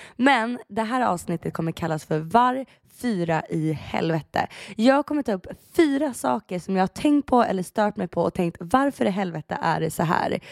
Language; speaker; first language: Swedish; early bilingual, other home language; Persian